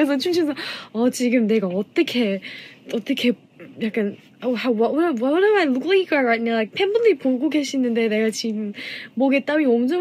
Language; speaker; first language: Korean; non-native, fluent; Vietnamese